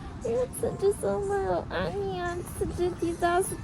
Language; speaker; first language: Korean; non-native, learner; Chinese